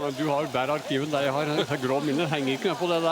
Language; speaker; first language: Norwegian; native; Norwegian